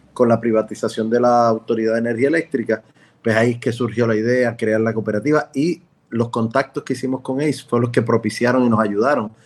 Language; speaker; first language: Spanish; native; Spanish